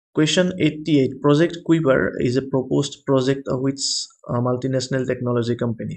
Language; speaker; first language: English; non-native, local second language; Assamese